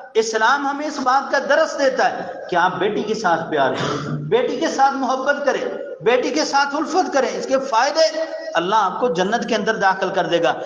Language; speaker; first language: Urdu; non-native, local second language; Punjabi